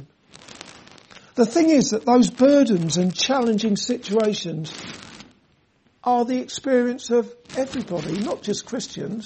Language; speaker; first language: English; native; English